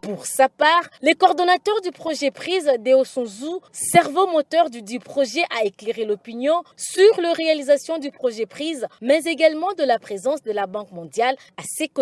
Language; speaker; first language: French; native; French